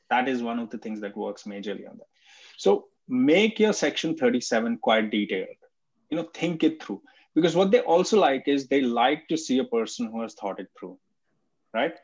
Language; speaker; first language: English; non-native, local second language; Hindi